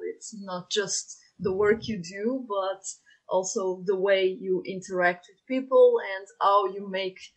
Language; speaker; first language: English; non-native, fluent; Portuguese